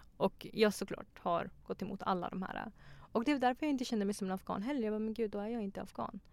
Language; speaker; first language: Swedish; early bilingual, other home language; Persian